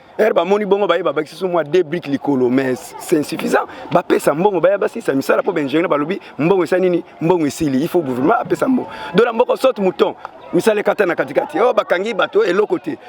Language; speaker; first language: Lingala; native; Lingala